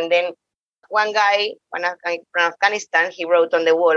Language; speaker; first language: English; non-native, fluent; Spanish